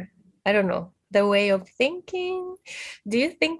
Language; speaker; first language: English; non-native, fluent; Japanese